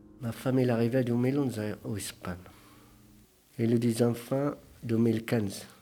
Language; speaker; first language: French; non-native, learner; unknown